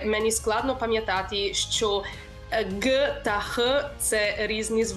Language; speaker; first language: Ukrainian; non-native, learner; English